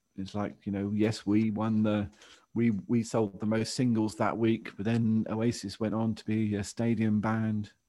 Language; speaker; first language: English; native; English